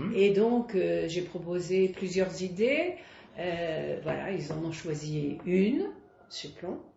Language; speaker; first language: French; native; French